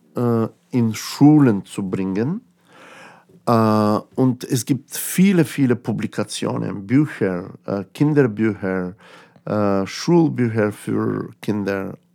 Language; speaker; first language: German; non-native, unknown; Bulgarian